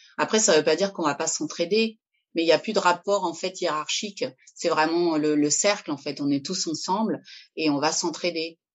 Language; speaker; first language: French; early bilingual, other home language; Spanish